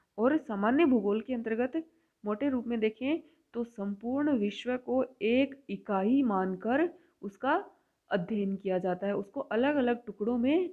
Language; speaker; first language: Hindi; native; Hindi